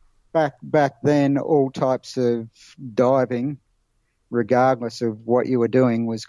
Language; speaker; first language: English; native; English